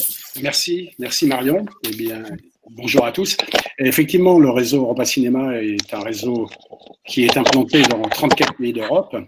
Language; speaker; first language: French; native; French